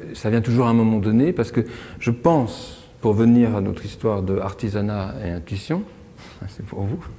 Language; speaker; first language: French; native; French